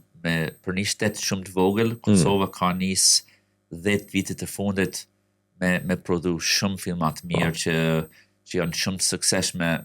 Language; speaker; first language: Albanian; non-native, fluent; English